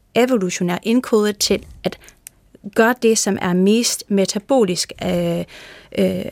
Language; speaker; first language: Danish; non-native, fluent; English